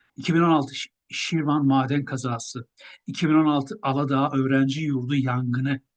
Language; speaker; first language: Turkish; native; Turkish